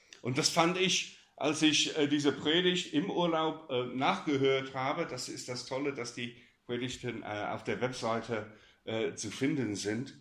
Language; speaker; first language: German; non-native, fluent; English